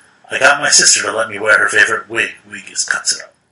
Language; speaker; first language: English; native; English